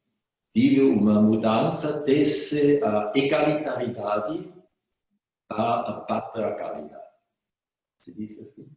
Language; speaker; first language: Portuguese; non-native, fluent; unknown